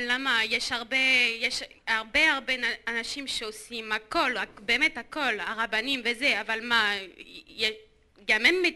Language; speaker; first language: Hebrew; non-native, learner; French